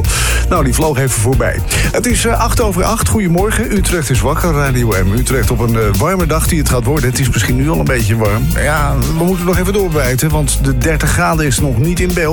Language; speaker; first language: Dutch; native; Dutch